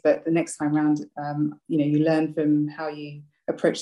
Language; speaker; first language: English; native; English